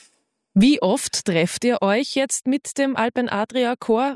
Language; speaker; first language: German; native; German